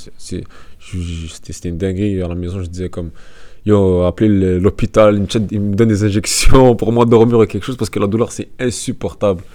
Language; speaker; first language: French; native; French